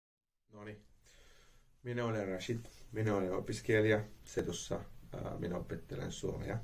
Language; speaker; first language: Finnish; non-native, learner; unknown